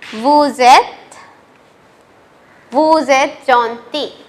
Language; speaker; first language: French; non-native, fluent; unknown